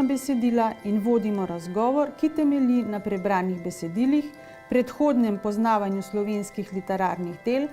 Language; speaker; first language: Slovenian; native; Slovenian